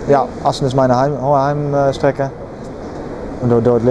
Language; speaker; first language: German; non-native, learner; Dutch